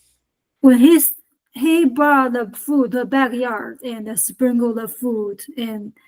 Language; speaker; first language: English; non-native, learner; Chinese